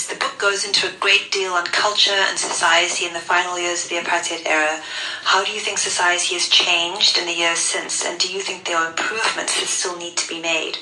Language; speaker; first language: English; native; English